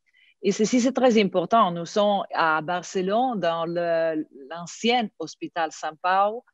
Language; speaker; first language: French; non-native, fluent; Italian